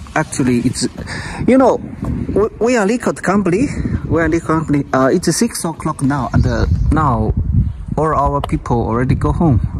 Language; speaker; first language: English; non-native, learner; Chinese